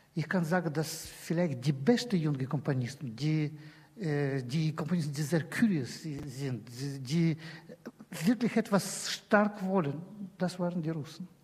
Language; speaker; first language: German; non-native, learner; Russian